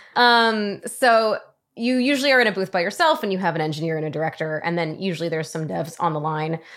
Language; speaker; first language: English; early bilingual, other home language; Thai